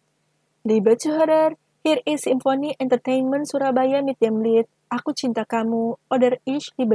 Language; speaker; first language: German; non-native, fluent; Indonesian